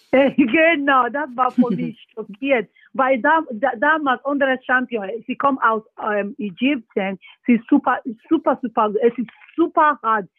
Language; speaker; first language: German; non-native, fluent; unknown